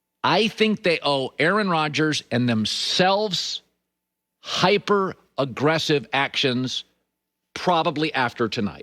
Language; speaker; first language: English; native; English